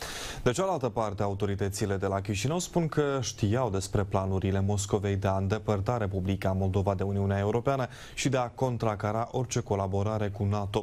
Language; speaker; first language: Romanian; native; Romanian